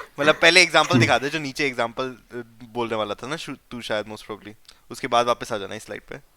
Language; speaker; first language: Hindi; native; Hindi